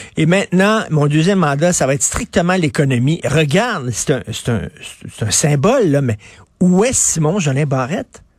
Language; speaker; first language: French; native; French